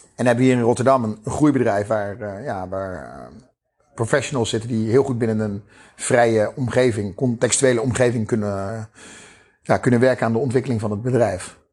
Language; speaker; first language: Dutch; native; Dutch